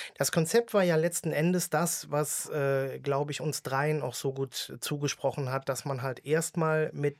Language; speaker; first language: German; native; German